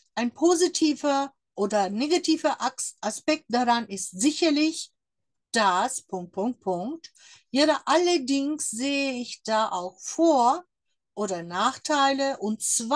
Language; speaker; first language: German; non-native, fluent; Turkish